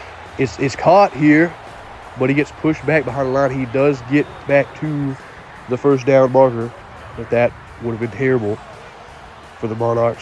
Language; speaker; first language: English; native; English